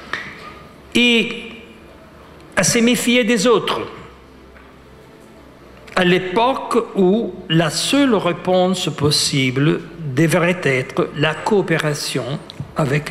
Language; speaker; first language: French; non-native, fluent; Italian